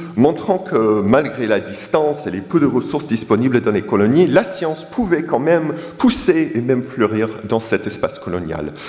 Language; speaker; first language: French; non-native, fluent; English